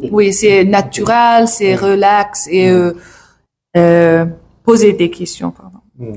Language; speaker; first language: French; non-native, learner; English